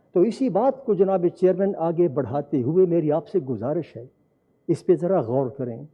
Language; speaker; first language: Urdu; non-native, local second language; Pashto